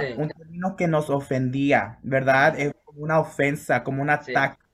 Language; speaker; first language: Spanish; early bilingual, heritage; Spanish